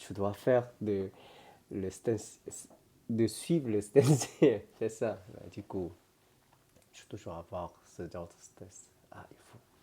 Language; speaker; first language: French; non-native, learner; Korean